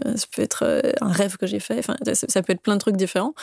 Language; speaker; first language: French; native; French